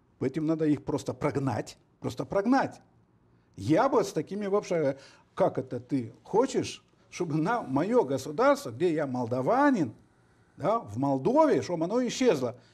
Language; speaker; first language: Russian; non-native, local second language; Romanian